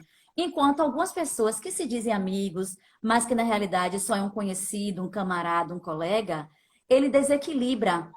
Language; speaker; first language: Portuguese; native; Portuguese